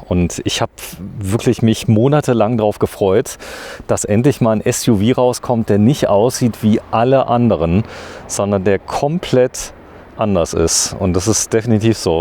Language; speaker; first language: German; native; German